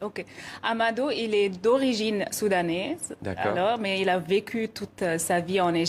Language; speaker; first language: French; non-native, fluent; Arabic